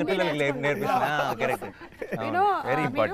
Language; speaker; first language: Telugu; native; Telugu